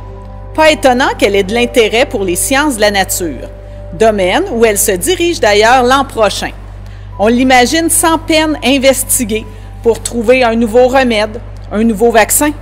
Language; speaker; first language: French; native; French